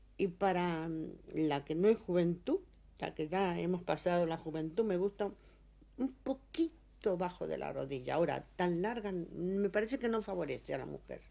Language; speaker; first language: Spanish; native; Spanish